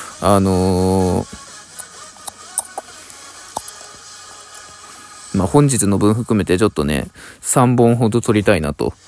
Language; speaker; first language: Japanese; native; Japanese